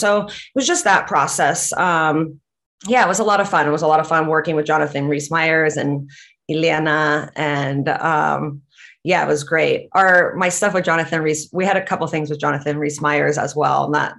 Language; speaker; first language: English; non-native, fluent; Latvian